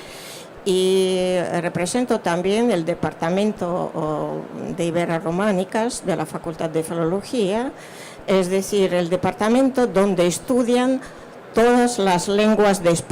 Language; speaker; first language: Spanish; non-native, fluent; Russian